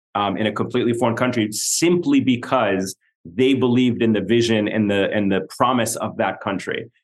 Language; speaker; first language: English; non-native, fluent; Arabic